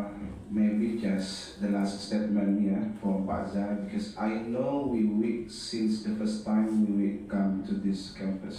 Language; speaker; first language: English; non-native, fluent; Indonesian